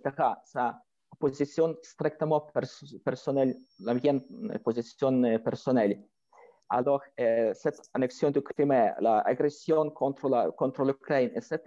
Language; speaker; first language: French; non-native, fluent; Ukrainian